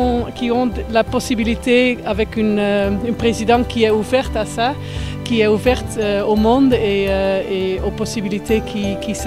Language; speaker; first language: French; non-native, fluent; Dutch